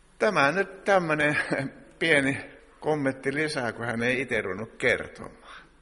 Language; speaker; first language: Finnish; native; Finnish